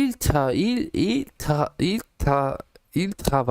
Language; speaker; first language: French; non-native, learner; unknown